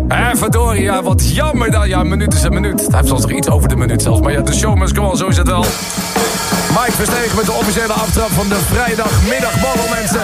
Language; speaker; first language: Dutch; native; Dutch